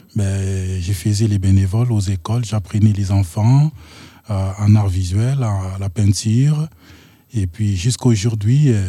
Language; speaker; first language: French; non-native, local second language; Lingala